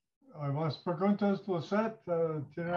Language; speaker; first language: Spanish; non-native, learner; English